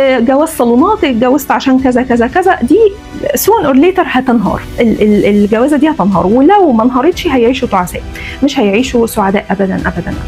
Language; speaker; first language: Egyptian Arabic; early bilingual, heritage; Arabic